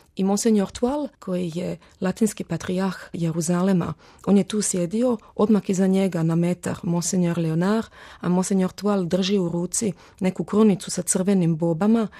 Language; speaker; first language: Croatian; early bilingual, heritage; Croatian